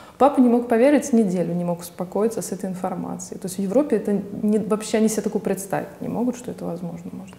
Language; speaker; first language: Russian; native; Russian